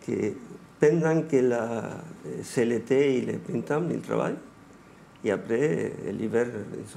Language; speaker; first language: French; non-native, fluent; Spanish